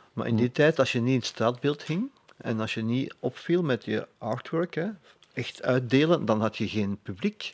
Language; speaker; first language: Dutch; native; Dutch